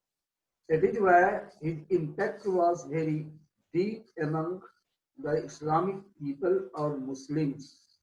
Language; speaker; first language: English; non-native, local second language; Hindi